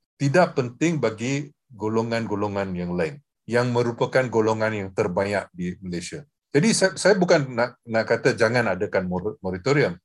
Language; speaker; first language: Malay; non-native, local second language; English